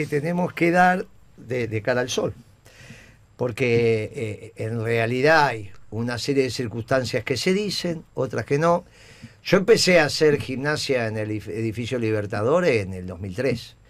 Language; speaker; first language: Spanish; native; Spanish